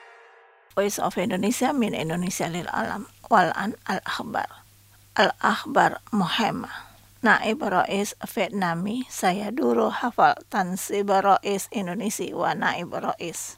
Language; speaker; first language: Arabic; non-native, fluent; Indonesian